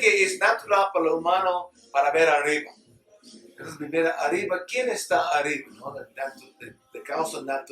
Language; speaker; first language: Spanish; non-native, learner; English